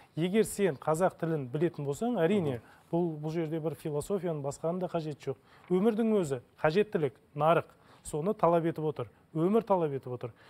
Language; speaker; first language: Kazakh; native; Kazakh